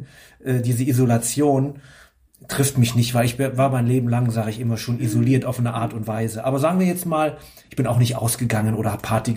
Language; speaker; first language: German; native; German